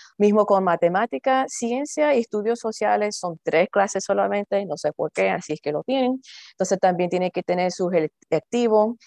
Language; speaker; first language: Spanish; early bilingual, heritage; Spanish